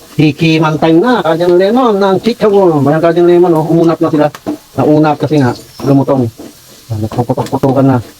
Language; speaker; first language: Filipino; non-native, local second language; Iloko